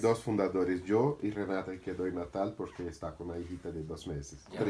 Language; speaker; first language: Spanish; non-native, fluent; Portuguese